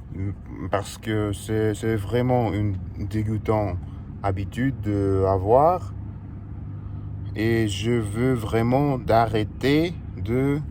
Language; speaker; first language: French; non-native, learner; Russian